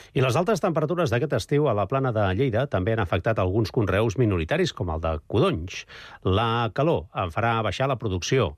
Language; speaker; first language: Catalan; native; Catalan